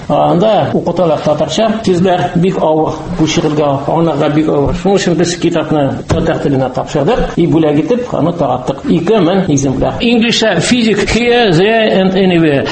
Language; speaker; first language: Tatar; non-native, local second language; Russian